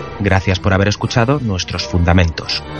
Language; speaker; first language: Spanish; native; Spanish